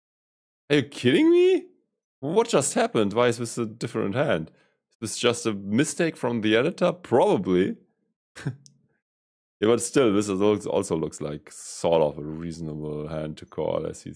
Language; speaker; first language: English; non-native, fluent; German